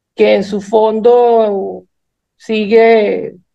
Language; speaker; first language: Spanish; native; Spanish